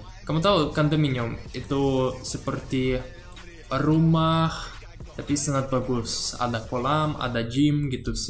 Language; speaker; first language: Indonesian; non-native, learner; Russian